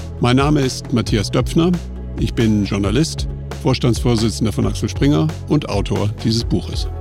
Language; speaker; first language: German; native; German